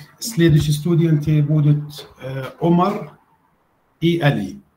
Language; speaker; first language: Russian; non-native, fluent; Arabic